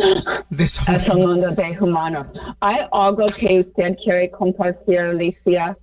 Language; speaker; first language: Spanish; non-native, fluent; English